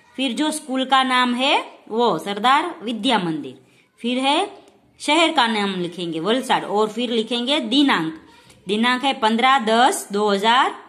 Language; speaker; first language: Hindi; non-native, local second language; Gujarati